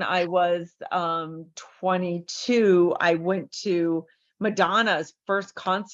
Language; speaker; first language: English; native; English